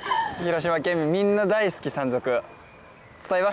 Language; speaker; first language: Japanese; native; Japanese